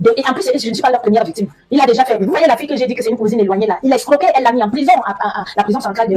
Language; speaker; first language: French; native; French